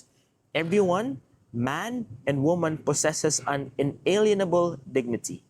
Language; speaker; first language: English; non-native, local second language; Filipino